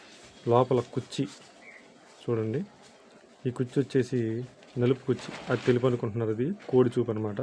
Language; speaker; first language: Telugu; native; Telugu